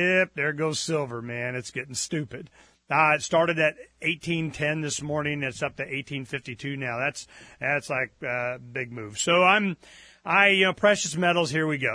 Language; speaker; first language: English; native; English